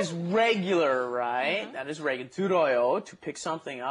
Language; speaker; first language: English; native; English